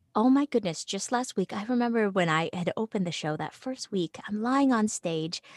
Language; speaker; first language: English; native; English